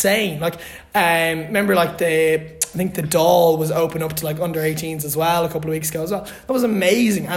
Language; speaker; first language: English; native; English